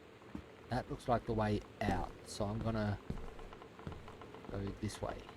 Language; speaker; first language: English; native; English